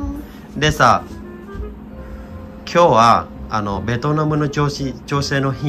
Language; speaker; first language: Japanese; non-native, fluent; Vietnamese